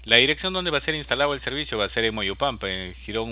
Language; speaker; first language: Spanish; native; Spanish